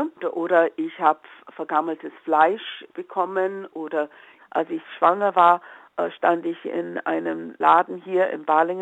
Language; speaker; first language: German; non-native, fluent; English